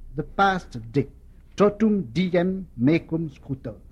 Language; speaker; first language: English; non-native, fluent; French